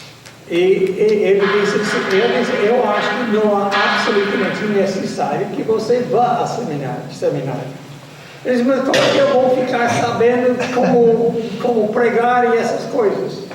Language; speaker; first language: Portuguese; non-native, fluent; English